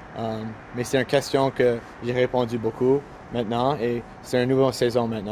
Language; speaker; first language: French; non-native, local second language; English